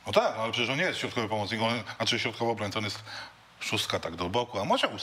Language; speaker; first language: Polish; native; Polish